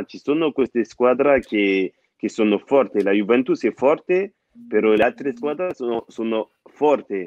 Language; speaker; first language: Italian; non-native, fluent; French